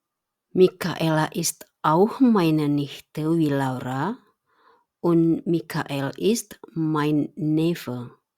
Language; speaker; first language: German; non-native, fluent; Indonesian